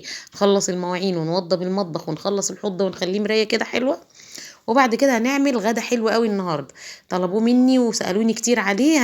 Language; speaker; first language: Arabic; native; Arabic